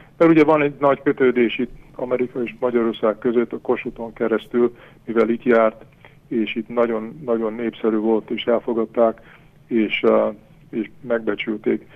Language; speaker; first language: Hungarian; early bilingual, heritage; Hungarian